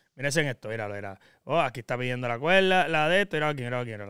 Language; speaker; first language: Spanish; native; Spanish